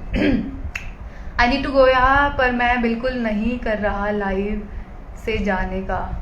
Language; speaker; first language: Hindi; native; Hindi